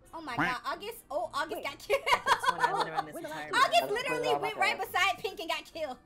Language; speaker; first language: English; native; English